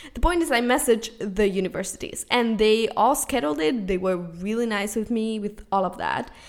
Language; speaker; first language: English; non-native, fluent; Spanish